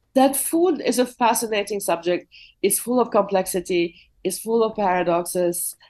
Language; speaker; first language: English; non-native, fluent; Russian